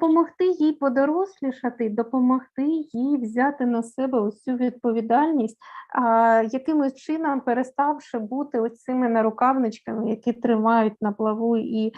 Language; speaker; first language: Ukrainian; native; Ukrainian